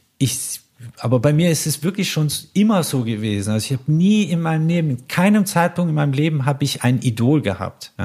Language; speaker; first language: German; early bilingual, other home language; Persian